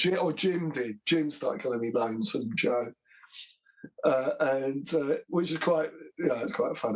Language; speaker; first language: English; native; English